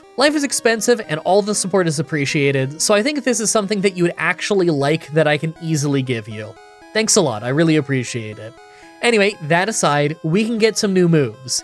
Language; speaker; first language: English; native; English